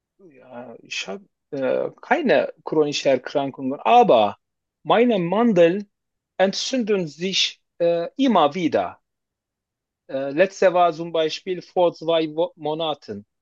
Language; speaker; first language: German; non-native, learner; Turkish